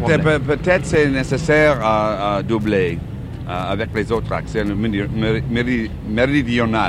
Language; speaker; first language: French; non-native, learner; English